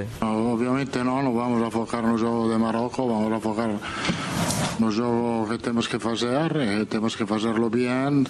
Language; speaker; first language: Portuguese; non-native, fluent; Italian